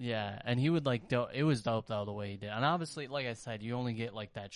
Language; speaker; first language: English; native; English